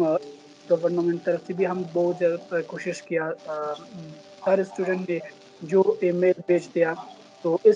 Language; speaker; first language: Hindi; non-native, fluent; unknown